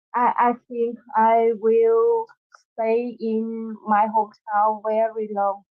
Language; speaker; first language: English; non-native, learner; Vietnamese